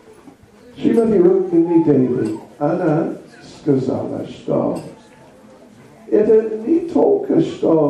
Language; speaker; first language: Russian; non-native, learner; English